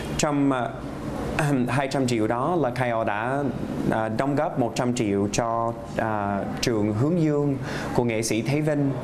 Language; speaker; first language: Vietnamese; non-native, fluent; English